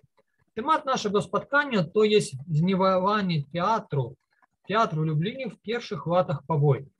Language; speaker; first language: Polish; non-native, learner; Ukrainian